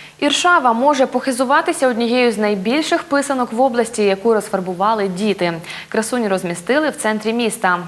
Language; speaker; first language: Ukrainian; native; Ukrainian